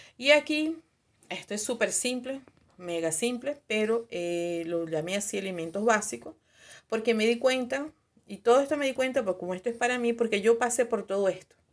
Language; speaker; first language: Spanish; native; Spanish